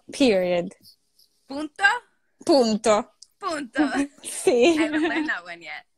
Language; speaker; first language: English; non-native, fluent; Italian